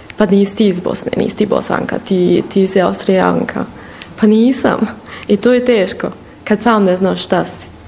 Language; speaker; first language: Bosnian; early bilingual, heritage; Bosnian